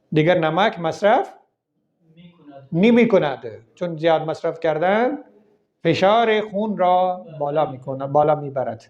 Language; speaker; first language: Persian; non-native, fluent; Urdu